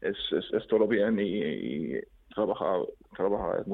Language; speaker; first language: Spanish; non-native, learner; German